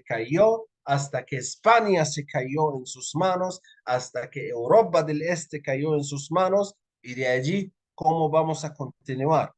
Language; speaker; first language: Spanish; non-native, fluent; Arabic